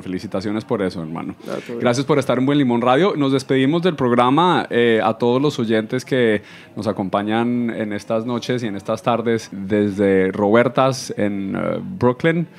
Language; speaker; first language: Spanish; native; Spanish